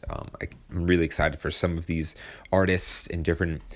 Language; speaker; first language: English; native; English